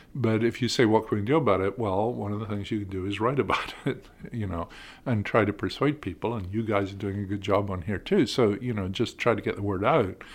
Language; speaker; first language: English; native; English